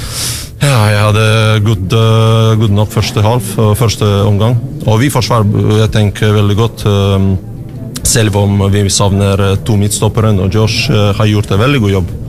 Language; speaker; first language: Norwegian; non-native, learner; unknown